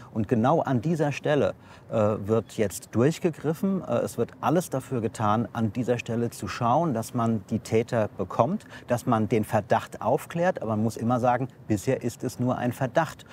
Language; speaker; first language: German; native; German